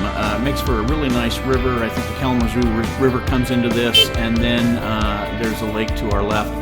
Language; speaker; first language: English; native; English